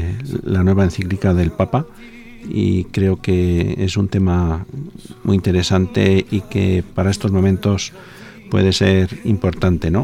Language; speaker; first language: Spanish; native; Spanish